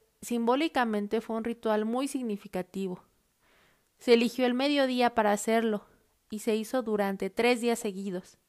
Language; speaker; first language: Spanish; native; Spanish